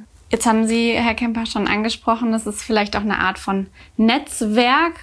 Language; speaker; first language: German; native; German